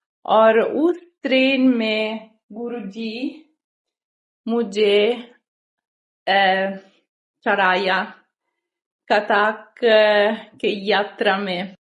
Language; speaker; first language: Hindi; non-native, learner; Italian